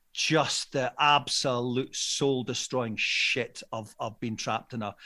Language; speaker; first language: English; native; English